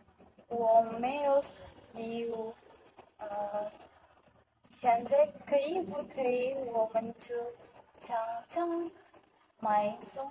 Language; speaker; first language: Chinese; non-native, learner; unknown